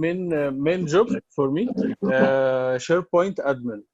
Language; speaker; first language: English; non-native, learner; Arabic